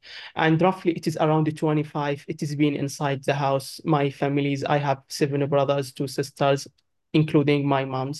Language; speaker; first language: English; non-native, learner; Arabic